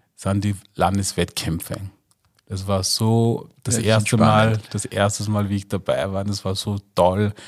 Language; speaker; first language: German; non-native, fluent; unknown